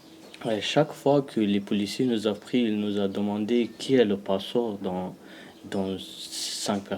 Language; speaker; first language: French; non-native, learner; Pashto